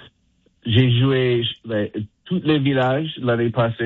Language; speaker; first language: French; non-native, fluent; English